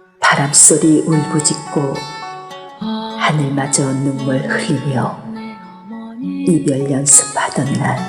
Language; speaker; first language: Korean; native; Korean